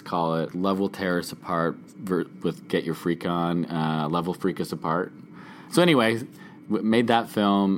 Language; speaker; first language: English; native; English